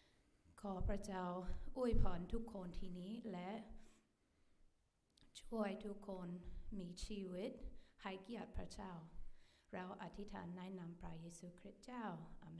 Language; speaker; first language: Thai; non-native, fluent; English